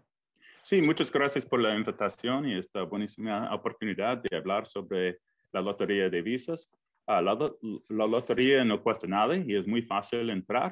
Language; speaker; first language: Spanish; non-native, fluent; English